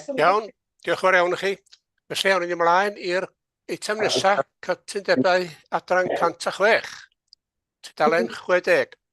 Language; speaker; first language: Welsh; native; Welsh